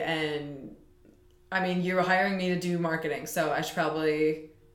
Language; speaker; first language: English; native; English